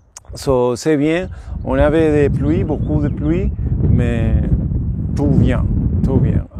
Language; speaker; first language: French; non-native, learner; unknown